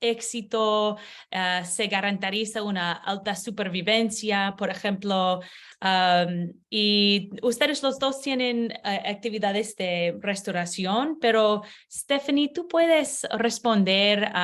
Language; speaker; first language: Spanish; non-native, learner; English